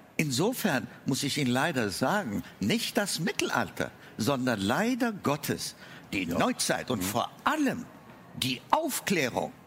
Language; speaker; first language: German; non-native, fluent; Amharic